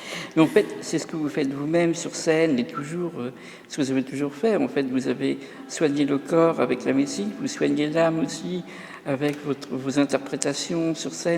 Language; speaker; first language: French; native; French